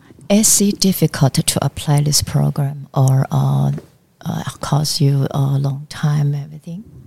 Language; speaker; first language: English; non-native, learner; Chinese